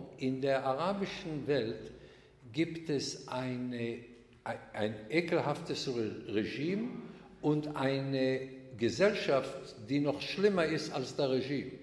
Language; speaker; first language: German; non-native, fluent; Hebrew